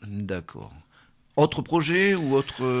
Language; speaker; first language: French; native; French